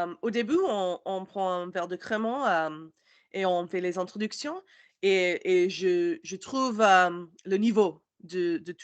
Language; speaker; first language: French; non-native, learner; English